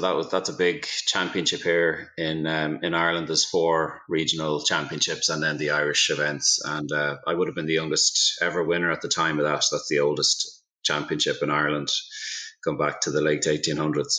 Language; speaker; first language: English; native; English